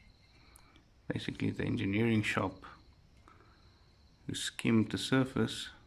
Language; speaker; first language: English; native; English